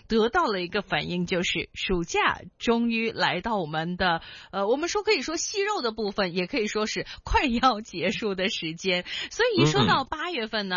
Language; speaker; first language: Chinese; non-native, local second language; Cantonese